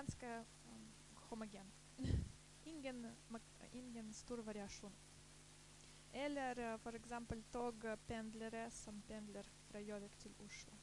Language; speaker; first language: Norwegian; non-native, fluent; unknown